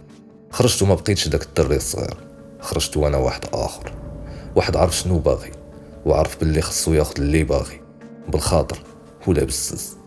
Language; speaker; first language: Arabic; native; Arabic